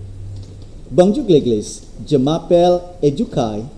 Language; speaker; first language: French; non-native, learner; Indonesian